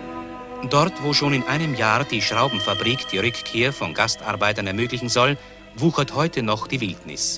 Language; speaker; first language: German; native; German